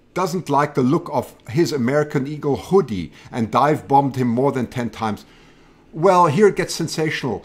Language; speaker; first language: English; native; English